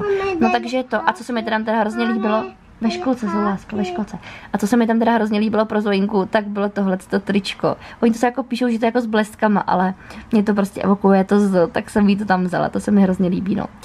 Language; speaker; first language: Czech; native; Czech